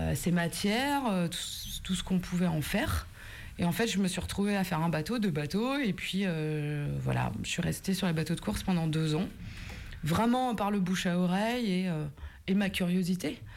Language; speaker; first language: French; native; French